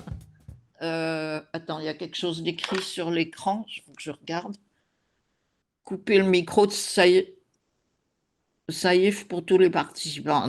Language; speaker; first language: French; native; French